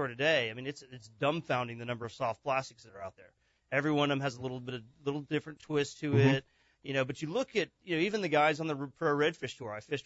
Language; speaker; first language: English; native; English